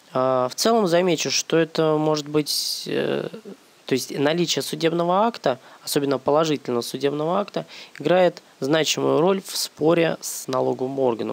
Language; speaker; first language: Russian; native; Russian